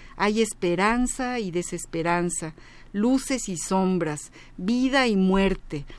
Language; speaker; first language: Spanish; native; Spanish